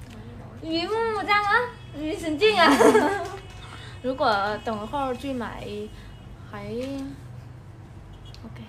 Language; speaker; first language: Chinese; non-native, learner; Vietnamese